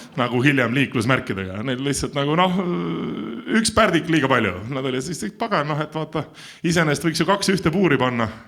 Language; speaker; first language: Estonian; non-native, local second language; Russian